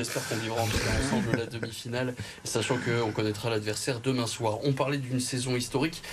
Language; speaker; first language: French; native; French